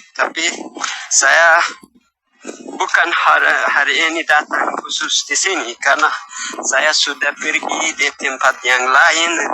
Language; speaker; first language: Indonesian; non-native, learner; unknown